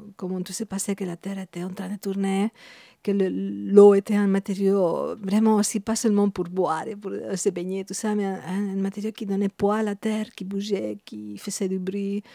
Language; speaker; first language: French; non-native, fluent; Spanish